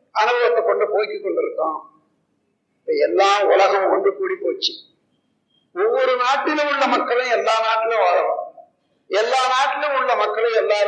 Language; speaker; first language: Tamil; native; Tamil